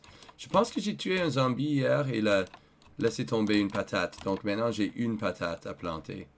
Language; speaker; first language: French; non-native, learner; English